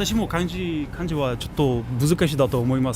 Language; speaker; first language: Japanese; non-native, learner; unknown